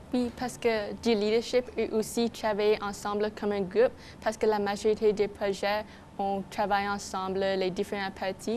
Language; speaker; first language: French; non-native, local second language; English